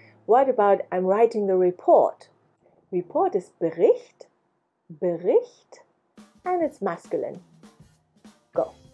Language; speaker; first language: English; native; English